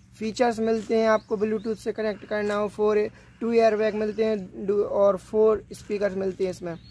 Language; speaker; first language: Hindi; native; Hindi